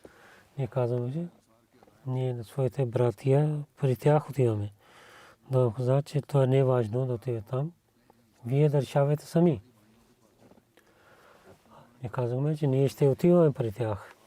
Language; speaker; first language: Bulgarian; non-native, learner; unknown